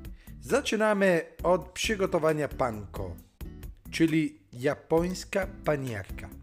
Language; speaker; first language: Polish; non-native, learner; Italian